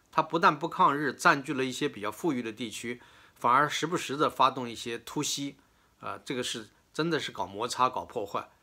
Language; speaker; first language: Chinese; native; Chinese